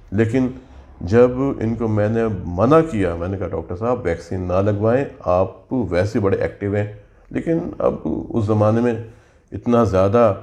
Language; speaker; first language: Urdu; native; Urdu